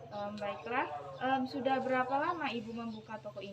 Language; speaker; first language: Indonesian; native; Indonesian